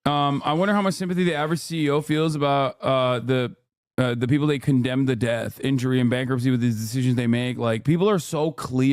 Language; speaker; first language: English; native; English